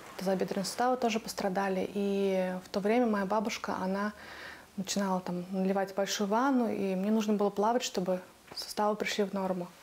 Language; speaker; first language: Russian; native; Russian